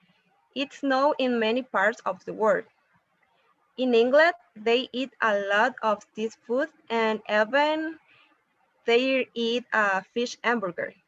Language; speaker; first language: English; non-native, learner; Spanish